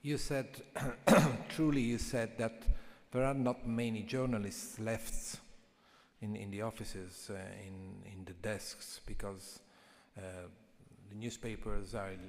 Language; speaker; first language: English; non-native, fluent; Italian